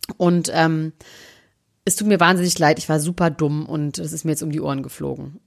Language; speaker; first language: German; native; German